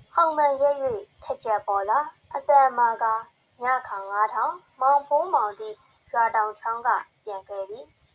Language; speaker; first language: Burmese; native; Burmese